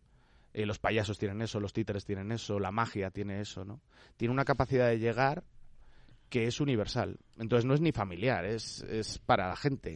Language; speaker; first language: Spanish; native; Spanish